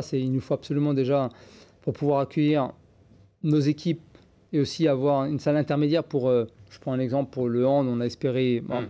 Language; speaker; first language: French; native; French